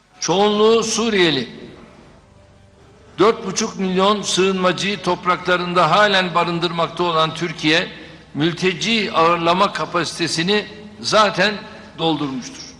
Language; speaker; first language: Turkish; native; Turkish